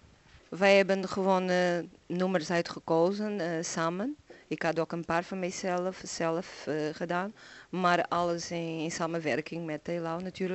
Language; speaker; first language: Dutch; non-native, fluent; Portuguese